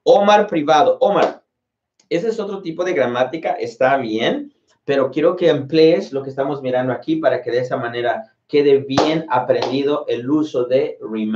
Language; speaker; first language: Spanish; native; Spanish